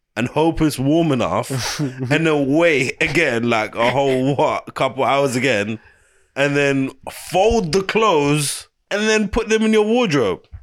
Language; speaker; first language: English; non-native, local second language; Arabic